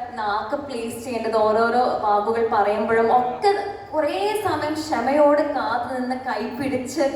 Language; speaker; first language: Malayalam; early bilingual, other home language; English